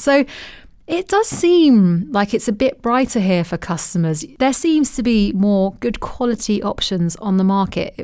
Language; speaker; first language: English; native; English